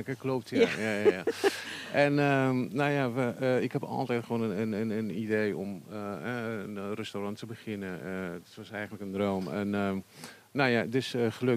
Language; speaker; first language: Dutch; non-native, fluent; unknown